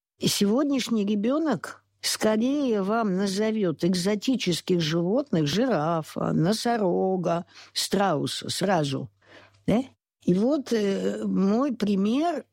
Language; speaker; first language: Russian; native; Russian